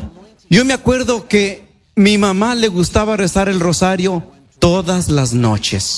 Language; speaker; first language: Spanish; native; Spanish